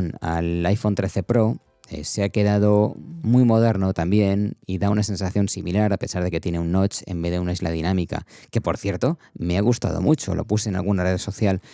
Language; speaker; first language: Spanish; native; Spanish